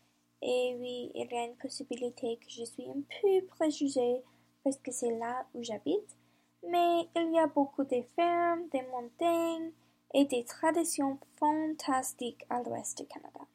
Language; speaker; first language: French; non-native, learner; English